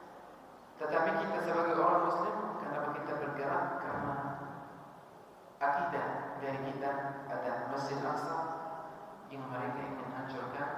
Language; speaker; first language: Indonesian; non-native, fluent; Arabic